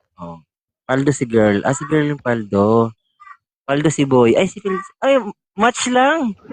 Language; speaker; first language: Filipino; native; Filipino